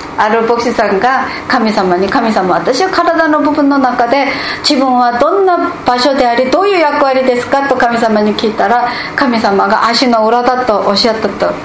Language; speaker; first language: Japanese; non-native, fluent; Korean